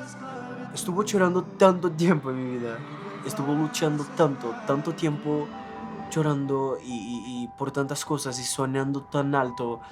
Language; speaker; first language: Spanish; non-native, fluent; Portuguese